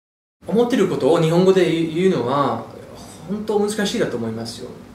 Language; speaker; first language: Japanese; non-native, fluent; English